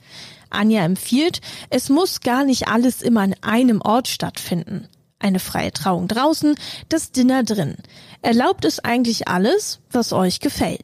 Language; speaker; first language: German; native; German